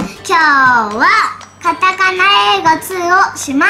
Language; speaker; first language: Japanese; early bilingual, heritage; Japanese